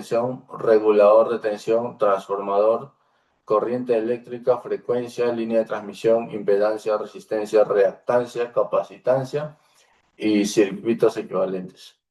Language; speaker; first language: Spanish; native; Spanish